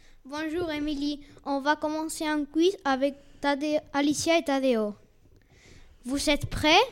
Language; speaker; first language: French; non-native, learner; Spanish